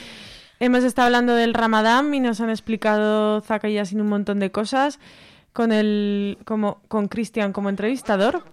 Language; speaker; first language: Spanish; native; Spanish